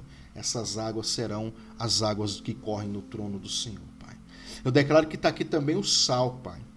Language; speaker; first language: Portuguese; native; Portuguese